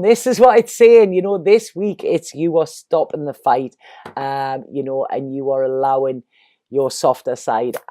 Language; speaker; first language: English; native; English